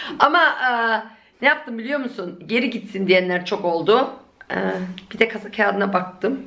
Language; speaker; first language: Turkish; early bilingual, heritage; Turkish